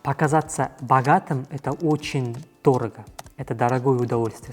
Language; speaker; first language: Russian; non-native, local second language; Kazakh